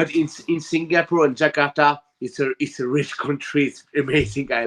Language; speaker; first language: English; non-native, learner; French